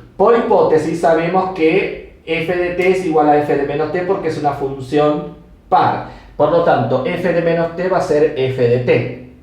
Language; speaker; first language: Spanish; native; Spanish